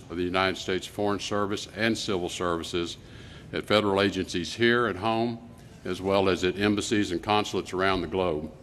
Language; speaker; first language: English; native; English